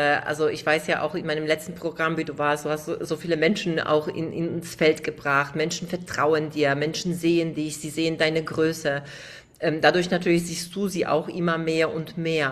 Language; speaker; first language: German; native; German